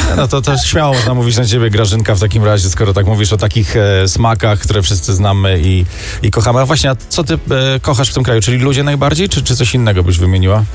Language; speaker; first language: Polish; native; Polish